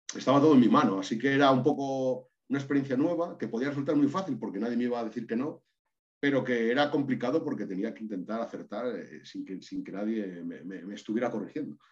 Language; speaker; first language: Spanish; native; Spanish